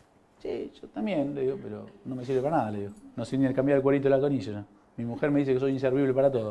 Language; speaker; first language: Spanish; native; Spanish